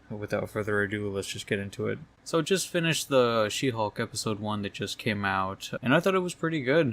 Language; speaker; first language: English; native; English